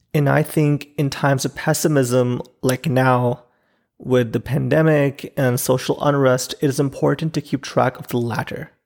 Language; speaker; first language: English; non-native, local second language; Urdu